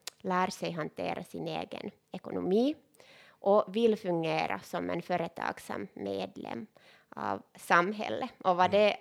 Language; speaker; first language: Swedish; non-native, local second language; Finnish